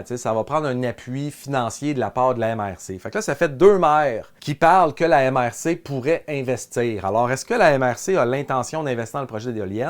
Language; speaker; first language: French; native; French